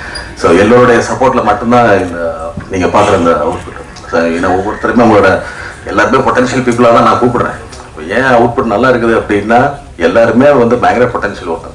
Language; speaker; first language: Tamil; native; Tamil